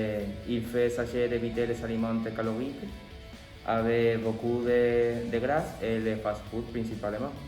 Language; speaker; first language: French; non-native, learner; Spanish